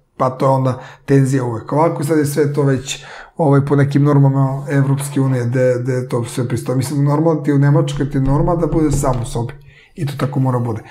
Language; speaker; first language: Serbian; native; Serbian